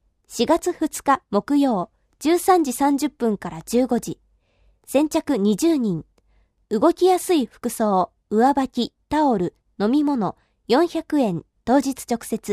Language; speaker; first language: Japanese; native; Japanese